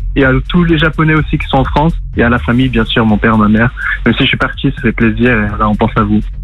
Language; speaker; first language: French; early bilingual, other home language; Arabic